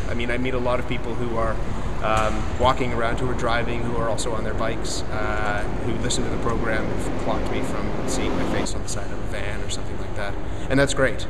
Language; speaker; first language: English; native; English